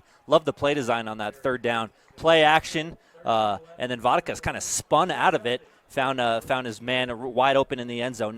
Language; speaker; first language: English; native; English